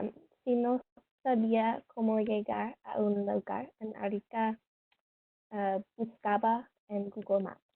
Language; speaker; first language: Spanish; non-native, learner; English